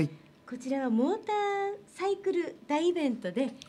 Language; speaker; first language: Japanese; native; Japanese